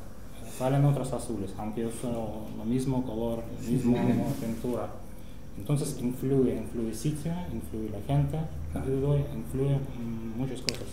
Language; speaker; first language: Spanish; non-native, fluent; Russian